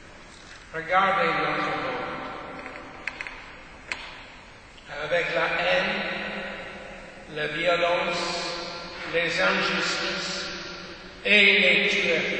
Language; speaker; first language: French; non-native, fluent; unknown